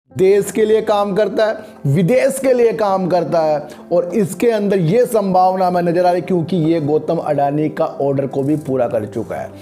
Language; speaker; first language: Hindi; native; Hindi